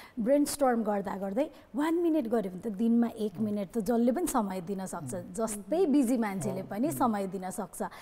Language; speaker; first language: Nepali; non-native, local second language; Newari